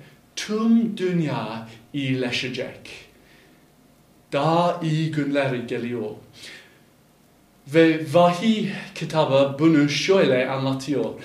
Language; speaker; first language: Turkish; non-native, fluent; English